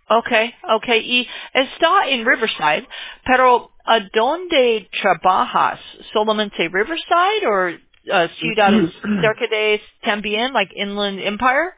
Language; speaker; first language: Spanish; non-native, learner; English